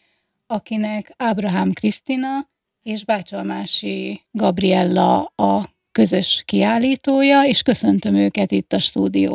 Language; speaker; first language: Hungarian; native; Hungarian